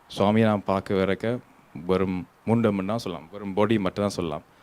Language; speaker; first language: Tamil; early bilingual, heritage; Tamil